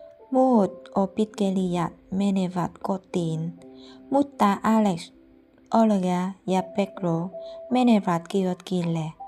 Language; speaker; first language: Finnish; non-native, learner; Vietnamese